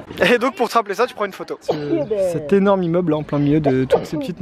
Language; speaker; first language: French; native; French